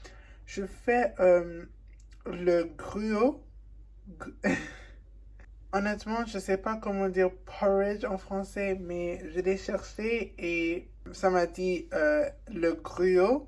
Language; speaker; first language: French; non-native, learner; English